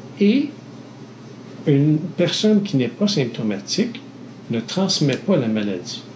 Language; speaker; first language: French; native; French